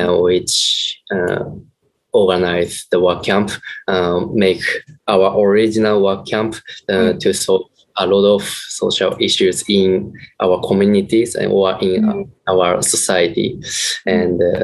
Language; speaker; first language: English; non-native, learner; Japanese